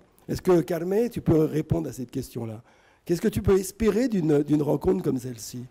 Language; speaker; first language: French; native; French